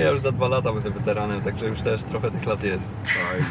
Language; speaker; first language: Polish; native; Polish